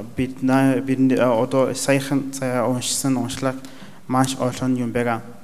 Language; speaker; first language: Mongolian; non-native, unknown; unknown